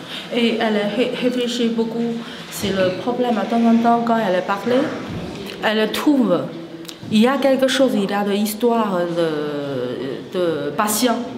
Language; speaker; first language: French; non-native, learner; Chinese